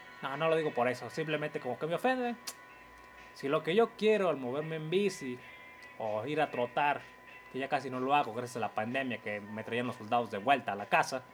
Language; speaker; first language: Spanish; native; Spanish